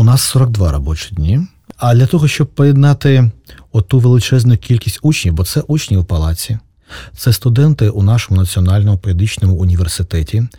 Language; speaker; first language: Ukrainian; native; Ukrainian